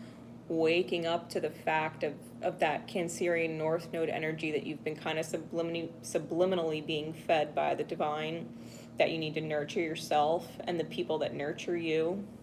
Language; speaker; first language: English; native; English